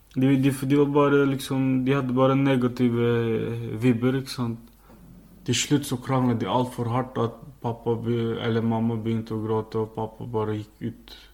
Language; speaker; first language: Norwegian; early bilingual, other home language; Filipino